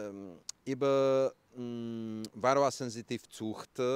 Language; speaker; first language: German; non-native, learner; Czech